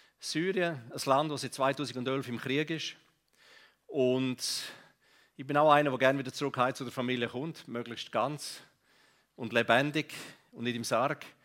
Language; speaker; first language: German; non-native, local second language; Romansh